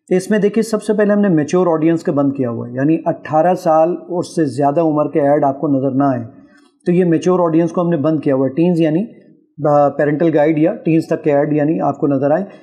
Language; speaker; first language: Urdu; native; Urdu